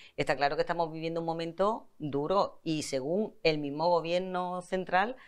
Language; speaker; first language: Spanish; native; Spanish